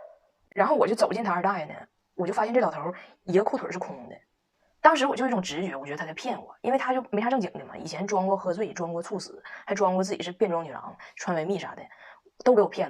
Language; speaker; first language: Chinese; native; Chinese